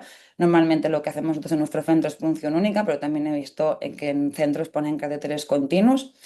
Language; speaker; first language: Spanish; native; Spanish